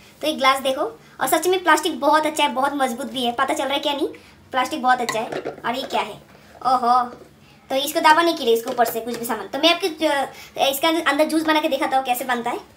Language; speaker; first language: Hindi; non-native, local second language; Bangla